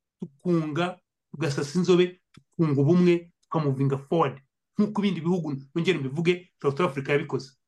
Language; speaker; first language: Kinyarwanda; native; Kinyarwanda